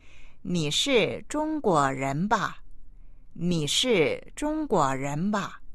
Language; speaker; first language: Chinese; non-native, fluent; Korean